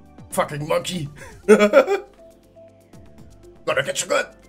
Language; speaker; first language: English; non-native, fluent; German